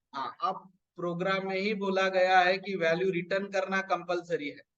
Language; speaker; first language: Hindi; non-native, local second language; Marathi